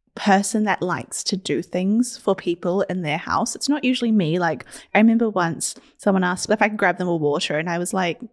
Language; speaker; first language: English; early bilingual, other home language; Hindi